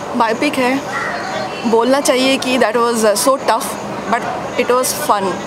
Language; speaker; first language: Hindi; native; Hindi